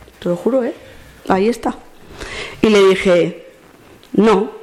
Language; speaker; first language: Spanish; native; Spanish